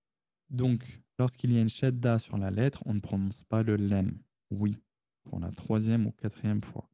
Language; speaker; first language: French; native; French